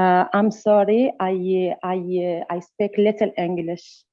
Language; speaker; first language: English; non-native, learner; Arabic